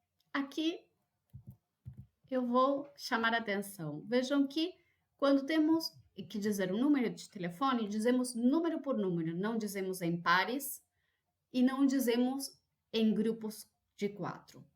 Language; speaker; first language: Portuguese; non-native, fluent; Spanish